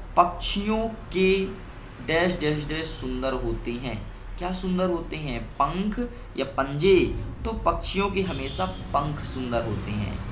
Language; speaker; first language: Hindi; native; Hindi